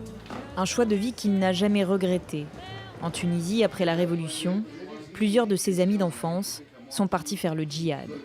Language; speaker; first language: French; native; French